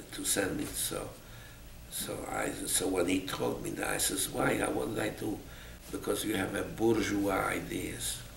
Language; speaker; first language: English; non-native, fluent; Polish